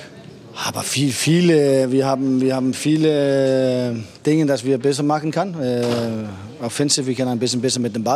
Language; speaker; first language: German; non-native, learner; Danish